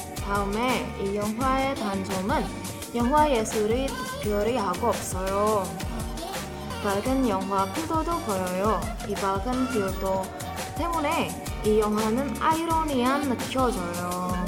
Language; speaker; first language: Korean; non-native, learner; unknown